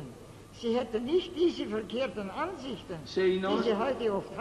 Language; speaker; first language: German; native; German